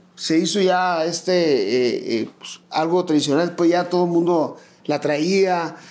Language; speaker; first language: Spanish; native; Spanish